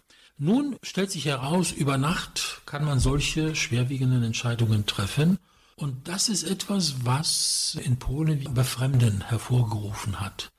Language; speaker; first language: German; non-native, fluent; Polish